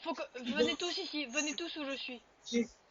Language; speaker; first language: French; native; French